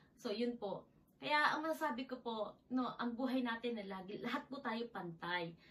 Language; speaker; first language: Filipino; native; Filipino